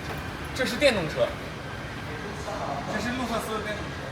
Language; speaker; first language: Chinese; native; Chinese